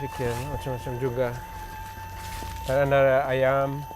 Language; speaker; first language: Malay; non-native, learner; English